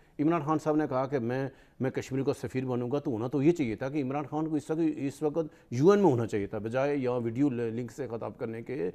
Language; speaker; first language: Urdu; non-native, local second language; Pahari-Potwari